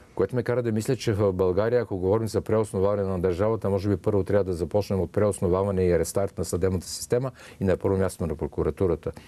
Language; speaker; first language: Bulgarian; native; Bulgarian